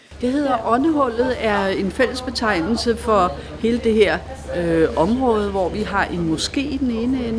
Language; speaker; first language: Danish; native; Danish